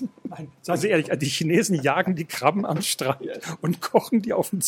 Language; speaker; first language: German; native; German